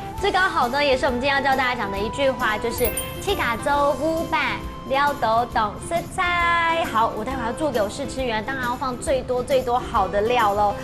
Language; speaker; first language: Chinese; native; Chinese